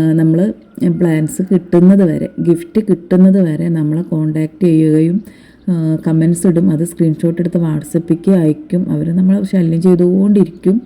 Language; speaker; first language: Malayalam; native; Malayalam